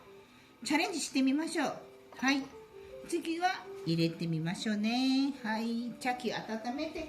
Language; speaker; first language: Japanese; non-native, fluent; Chinese